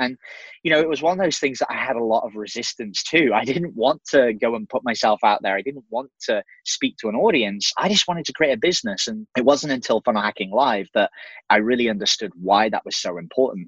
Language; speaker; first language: English; native; English